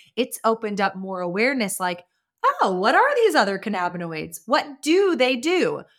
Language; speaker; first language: English; native; English